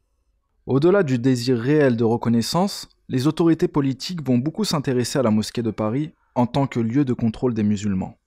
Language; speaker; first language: French; native; French